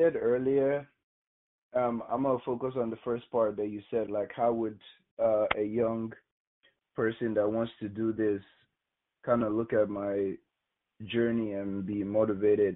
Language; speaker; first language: English; non-native, local second language; Igbo